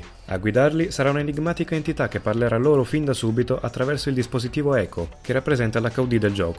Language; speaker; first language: Italian; native; Italian